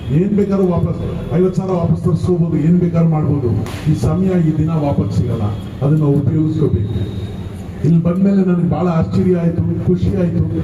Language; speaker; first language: Kannada; native; Kannada